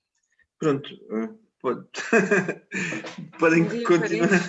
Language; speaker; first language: Portuguese; non-native, fluent; Croatian